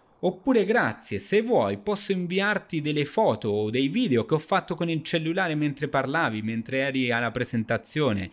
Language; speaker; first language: Italian; non-native, fluent; Spanish